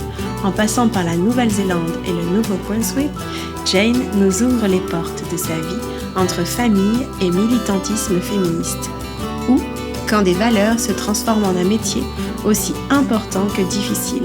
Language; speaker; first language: French; native; French